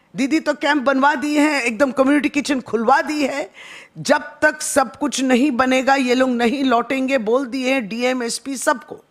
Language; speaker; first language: Hindi; non-native, local second language; Bangla